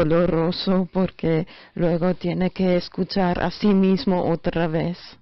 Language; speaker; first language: Spanish; non-native, fluent; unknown